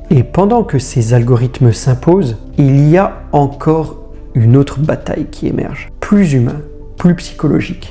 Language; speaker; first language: French; native; French